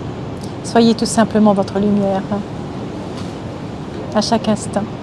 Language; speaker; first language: French; native; French